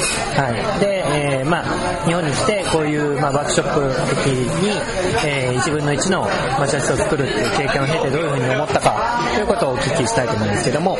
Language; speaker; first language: Japanese; native; Japanese